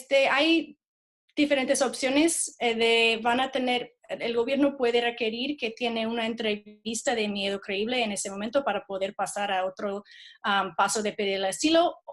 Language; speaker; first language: Spanish; non-native, fluent; English